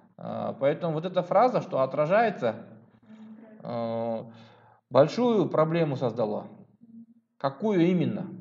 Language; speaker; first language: Russian; non-native, local second language; Kyrgyz